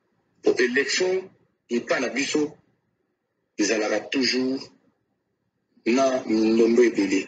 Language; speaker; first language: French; non-native, local second language; Lingala